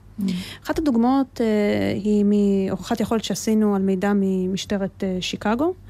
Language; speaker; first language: Hebrew; early bilingual, other home language; Russian